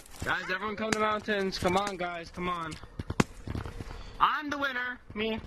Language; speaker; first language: English; native; English